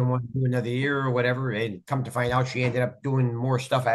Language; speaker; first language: English; native; English